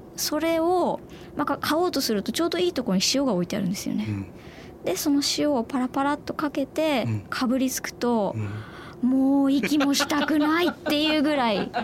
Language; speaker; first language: Japanese; native; Japanese